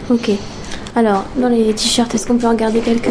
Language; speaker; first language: French; native; French